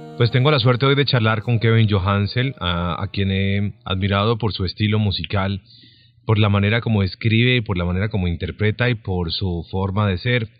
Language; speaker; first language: Spanish; native; Spanish